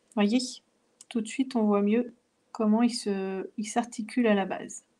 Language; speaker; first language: French; native; French